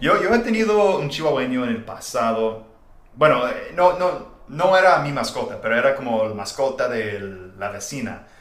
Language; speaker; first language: Spanish; non-native, fluent; English